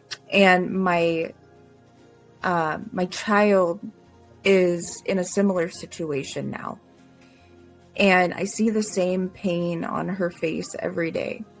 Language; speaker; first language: English; native; English